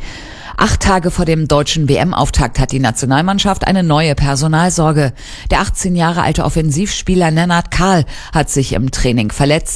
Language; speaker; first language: German; native; German